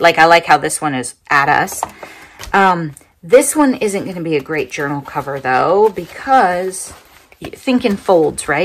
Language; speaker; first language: English; native; English